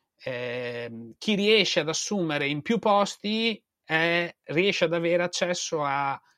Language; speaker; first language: Italian; native; Italian